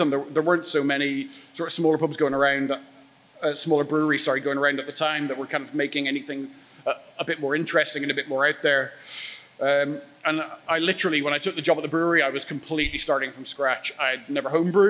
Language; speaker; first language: English; native; English